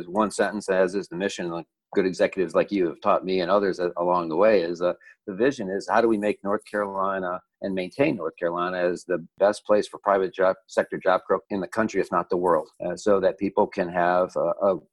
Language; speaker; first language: English; early bilingual, other home language; Italian